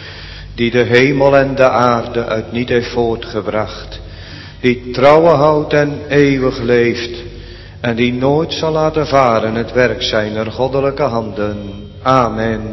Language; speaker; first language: Dutch; native; Dutch